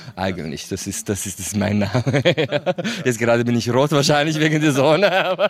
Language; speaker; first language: German; non-native, fluent; Kurdish